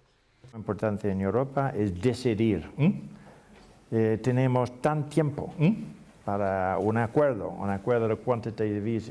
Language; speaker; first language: Spanish; non-native, learner; English